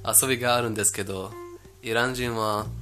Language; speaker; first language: Japanese; non-native, fluent; Persian